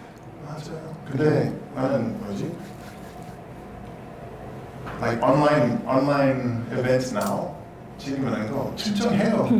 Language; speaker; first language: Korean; non-native, learner; English